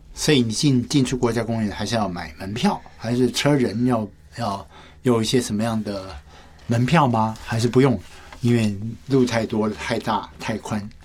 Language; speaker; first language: Chinese; native; Chinese